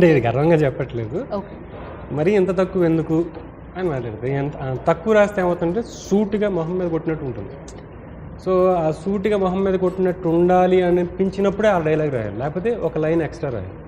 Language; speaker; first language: Telugu; native; Telugu